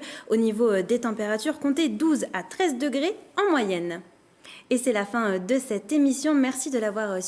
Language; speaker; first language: French; native; French